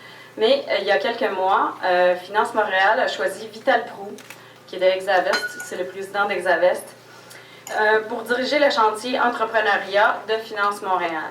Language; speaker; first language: French; native; French